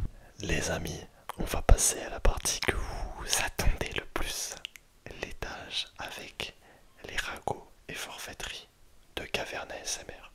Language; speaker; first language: French; native; French